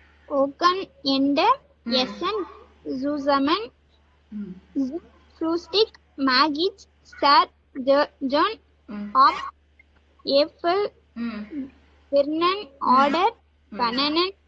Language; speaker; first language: German; non-native, learner; Tamil